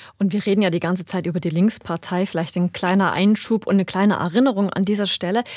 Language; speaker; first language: German; native; German